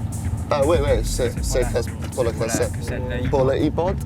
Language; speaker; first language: French; non-native, learner; English